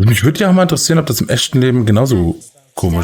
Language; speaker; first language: German; native; German